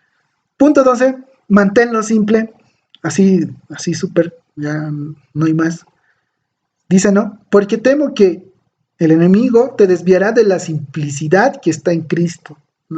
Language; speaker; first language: Spanish; native; Spanish